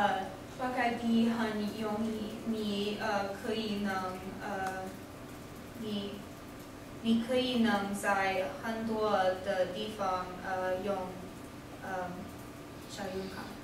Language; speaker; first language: Chinese; non-native, learner; English